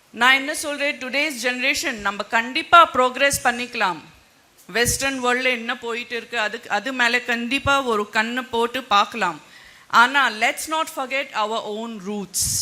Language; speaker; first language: Tamil; non-native, fluent; Gujarati